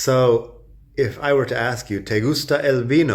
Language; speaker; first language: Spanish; non-native, fluent; English